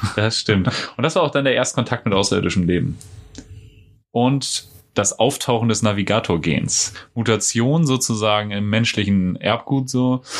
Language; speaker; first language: German; native; German